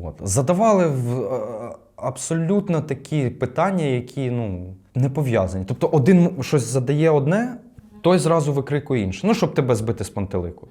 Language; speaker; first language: Ukrainian; non-native, local second language; Russian